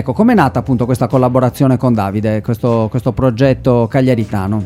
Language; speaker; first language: Italian; native; Italian